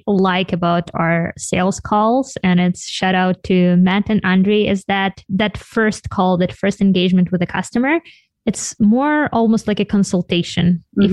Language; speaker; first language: English; non-native, fluent; Ukrainian